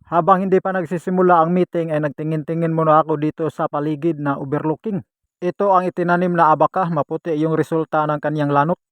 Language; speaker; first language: Filipino; non-native, local second language; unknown